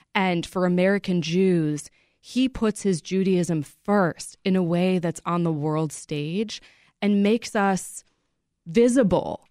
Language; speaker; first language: English; native; English